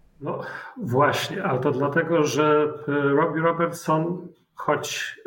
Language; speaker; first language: Polish; native; Polish